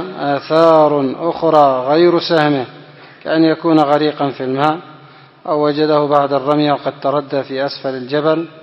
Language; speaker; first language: Arabic; non-native, fluent; Indonesian